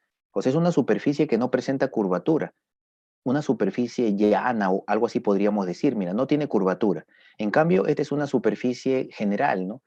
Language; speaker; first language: Spanish; native; Spanish